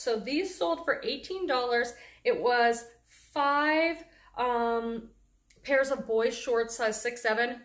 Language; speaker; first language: English; native; English